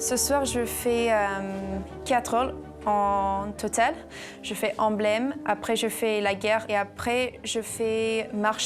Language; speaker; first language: French; non-native, fluent; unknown